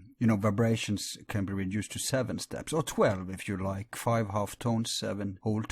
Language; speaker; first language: English; non-native, fluent; Norwegian